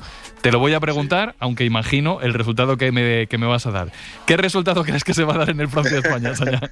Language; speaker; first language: Spanish; native; Spanish